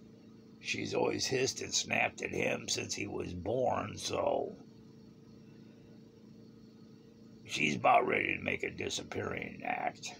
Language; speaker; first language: English; native; English